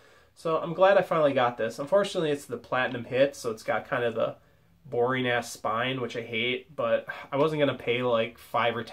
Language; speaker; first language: English; native; English